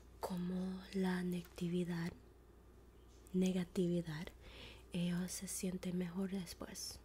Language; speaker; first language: Spanish; non-native, learner; English